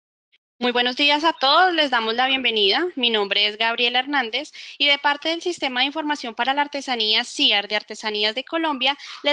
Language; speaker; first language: Spanish; native; Spanish